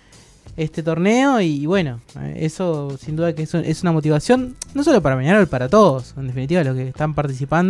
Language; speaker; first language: Spanish; native; Spanish